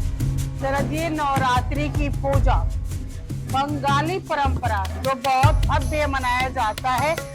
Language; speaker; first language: Hindi; native; Hindi